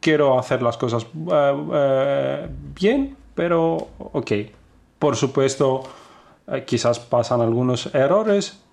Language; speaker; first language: Spanish; non-native, fluent; Greek